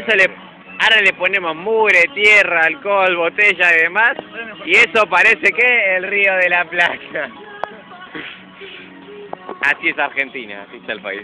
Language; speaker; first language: Spanish; native; Spanish